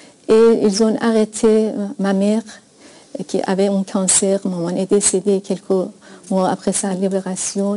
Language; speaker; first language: French; non-native, fluent; Persian